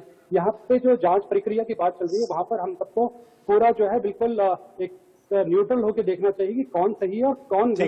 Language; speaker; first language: Hindi; native; Hindi